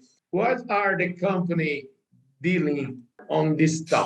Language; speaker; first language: English; non-native, learner; Portuguese